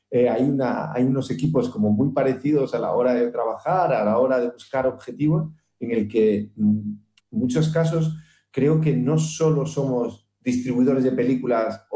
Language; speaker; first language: Spanish; native; Spanish